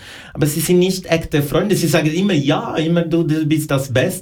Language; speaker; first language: German; non-native, fluent; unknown